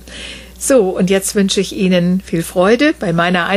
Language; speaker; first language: German; native; German